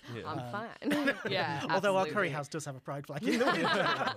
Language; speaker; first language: English; native; English